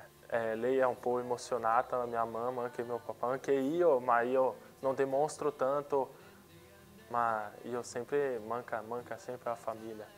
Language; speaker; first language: Italian; non-native, learner; Portuguese